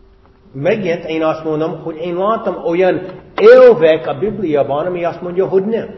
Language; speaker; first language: Hungarian; non-native, fluent; English